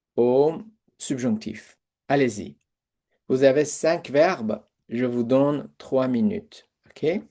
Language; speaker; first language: French; non-native, fluent; Persian